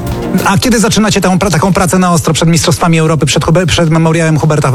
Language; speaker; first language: Polish; native; Polish